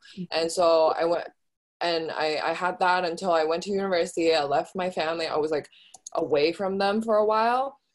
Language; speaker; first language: English; early bilingual, other home language; Chinese